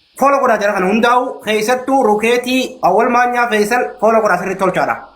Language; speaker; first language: Oromo; native; Oromo